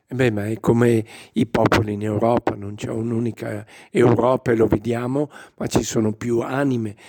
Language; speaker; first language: Italian; native; Italian